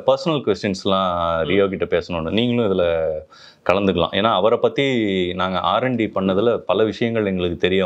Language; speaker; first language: Tamil; native; Tamil